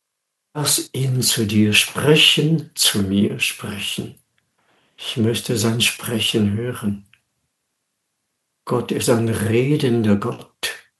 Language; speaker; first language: German; non-native, fluent; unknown